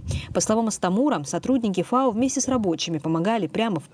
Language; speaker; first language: Russian; native; Russian